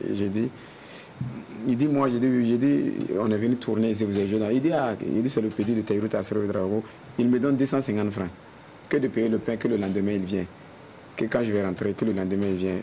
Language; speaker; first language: French; non-native, local second language; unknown